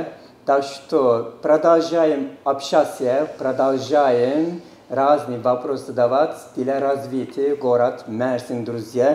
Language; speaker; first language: Russian; non-native, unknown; Turkish